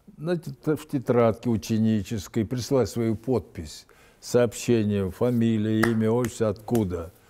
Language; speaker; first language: Russian; native; Russian